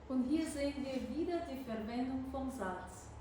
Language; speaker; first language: German; non-native, fluent; Bulgarian